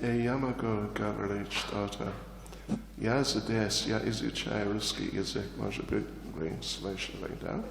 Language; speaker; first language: Russian; non-native, learner; English